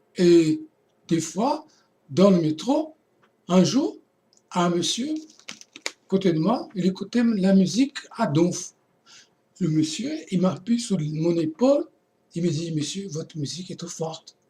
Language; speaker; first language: French; non-native, fluent; Portuguese